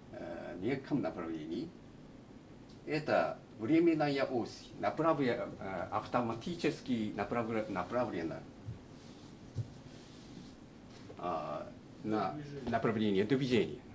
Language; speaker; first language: Russian; non-native, learner; Japanese